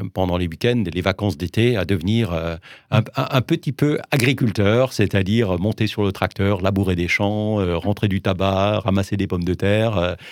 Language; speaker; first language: French; native; French